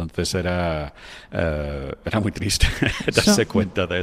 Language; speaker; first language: Spanish; non-native, fluent; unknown